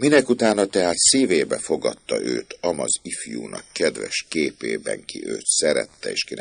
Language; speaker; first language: Hungarian; native; Hungarian